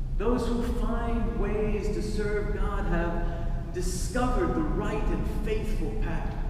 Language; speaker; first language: English; native; English